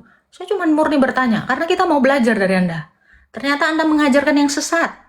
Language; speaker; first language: Indonesian; native; Indonesian